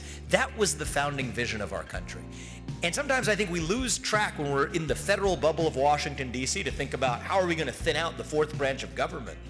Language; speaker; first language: English; native; English